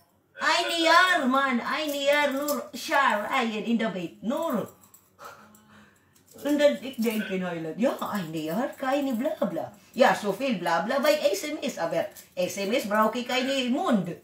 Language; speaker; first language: German; non-native, learner; Waray